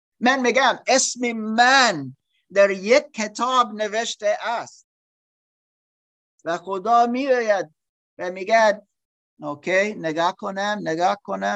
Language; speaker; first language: Persian; non-native, learner; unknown